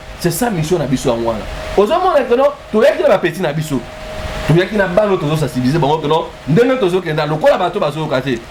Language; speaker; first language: Lingala; native; Lingala